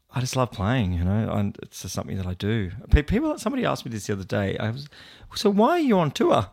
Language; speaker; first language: English; native; English